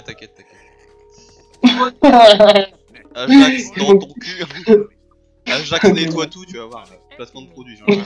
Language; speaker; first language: French; native; French